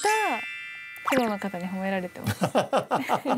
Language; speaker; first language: Japanese; native; Japanese